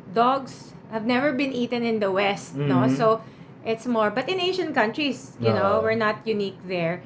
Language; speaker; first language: English; non-native, local second language; Filipino